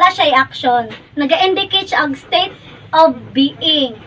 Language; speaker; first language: Cebuano; native; Cebuano